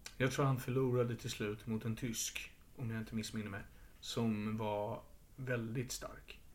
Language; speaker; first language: Swedish; native; Swedish